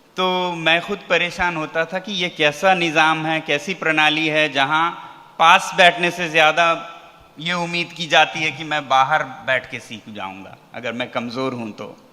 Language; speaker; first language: Hindi; non-native, local second language; Ladakhi